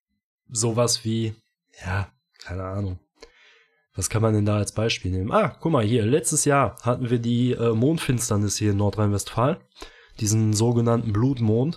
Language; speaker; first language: German; native; German